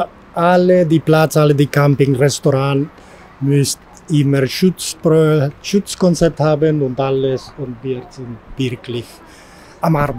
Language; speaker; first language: German; non-native, learner; Spanish